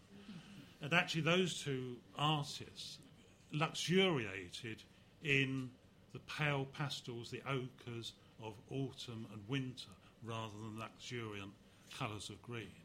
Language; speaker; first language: English; native; English